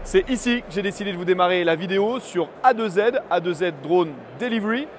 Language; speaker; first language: French; native; French